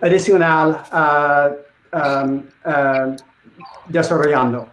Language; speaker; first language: Spanish; non-native, learner; English